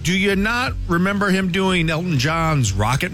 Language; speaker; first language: English; native; English